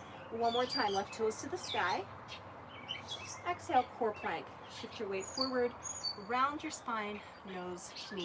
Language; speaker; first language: English; native; English